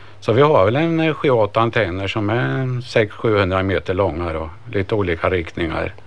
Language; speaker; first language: Swedish; native; Swedish